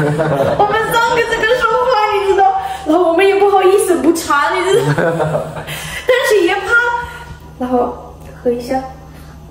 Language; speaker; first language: Chinese; non-native, learner; Ukrainian